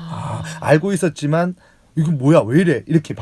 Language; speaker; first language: Korean; native; Korean